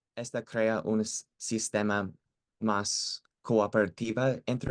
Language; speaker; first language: Spanish; non-native, learner; English